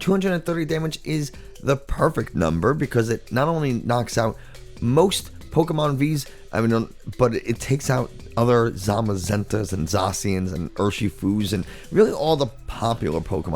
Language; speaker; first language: English; native; English